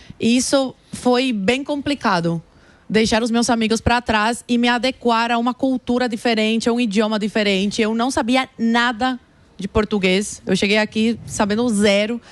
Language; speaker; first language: Portuguese; early bilingual, other home language; Spanish